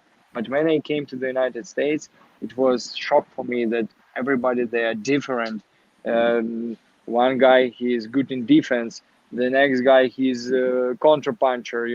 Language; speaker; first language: English; non-native, learner; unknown